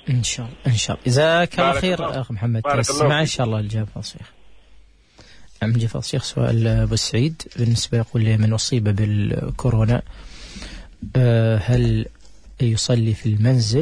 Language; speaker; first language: Arabic; native; Arabic